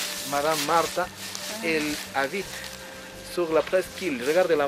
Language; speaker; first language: French; non-native, learner; Spanish